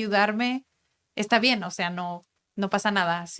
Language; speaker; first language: Spanish; native; Spanish